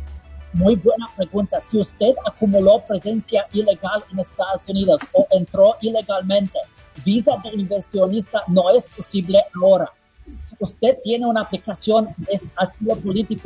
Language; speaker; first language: Spanish; non-native, fluent; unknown